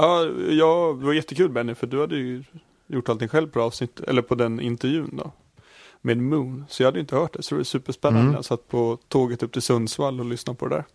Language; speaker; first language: Swedish; native; Swedish